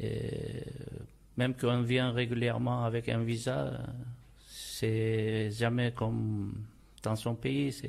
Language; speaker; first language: French; non-native, fluent; Turkish